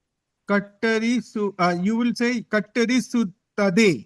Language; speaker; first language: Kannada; non-native, learner; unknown